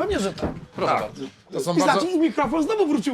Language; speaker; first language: Polish; native; Polish